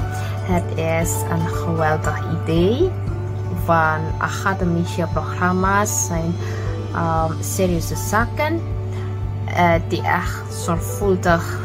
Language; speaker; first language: Dutch; non-native, fluent; Indonesian